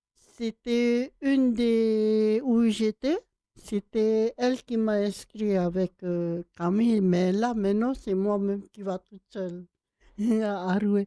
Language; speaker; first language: French; non-native, local second language; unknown